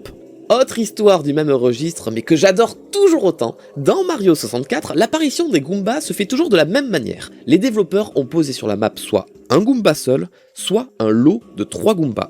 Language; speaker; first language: French; native; French